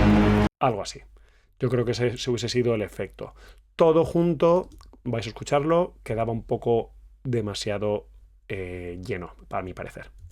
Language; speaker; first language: Spanish; native; Spanish